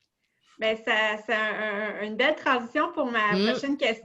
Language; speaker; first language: French; native; French